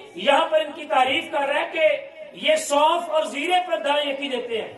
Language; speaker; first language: Urdu; non-native, local second language; Punjabi